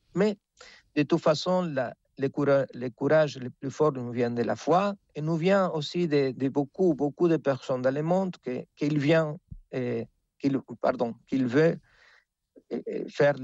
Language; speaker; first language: French; non-native, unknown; Spanish